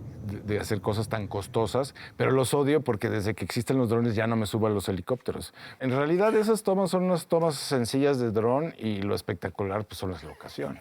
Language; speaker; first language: Spanish; native; Spanish